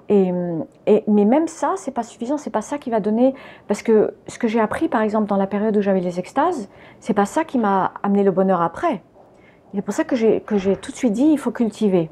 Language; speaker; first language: French; early bilingual, other home language; English